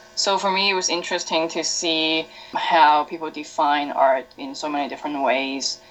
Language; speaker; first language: English; non-native, local second language; Cantonese